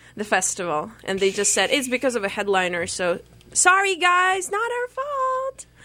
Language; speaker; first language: English; non-native, fluent; Russian